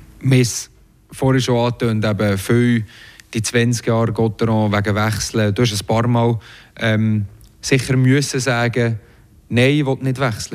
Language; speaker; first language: German; native; German